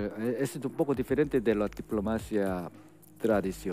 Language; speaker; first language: Spanish; non-native, fluent; Korean